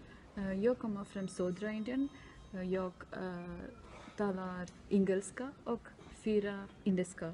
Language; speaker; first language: Swedish; non-native, learner; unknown